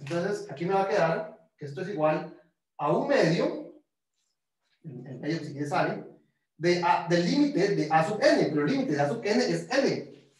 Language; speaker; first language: Spanish; native; Spanish